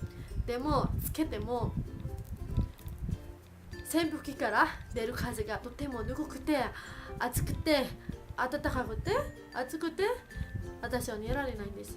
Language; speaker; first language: Japanese; early bilingual, other home language; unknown